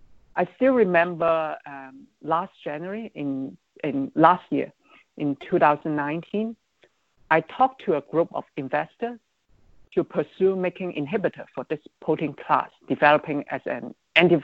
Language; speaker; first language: English; non-native, local second language; Cantonese